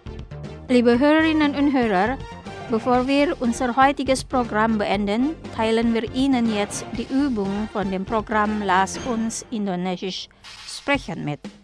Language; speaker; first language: German; non-native, fluent; Indonesian